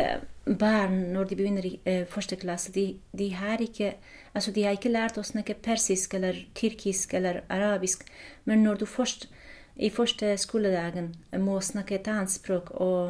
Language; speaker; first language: Norwegian; non-native, fluent; Kurdish